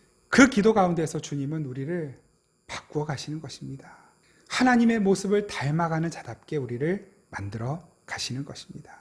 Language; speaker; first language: Korean; native; Korean